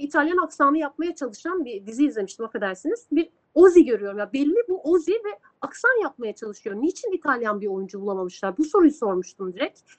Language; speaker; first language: Turkish; native; Turkish